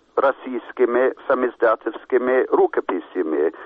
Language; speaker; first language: Russian; non-native, fluent; English